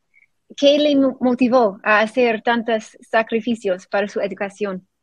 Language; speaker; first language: Spanish; non-native, fluent; English